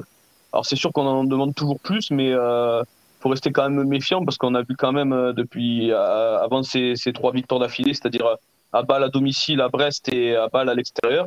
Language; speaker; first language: French; native; French